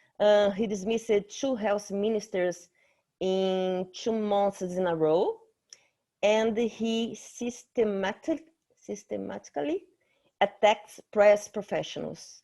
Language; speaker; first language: English; non-native, fluent; Portuguese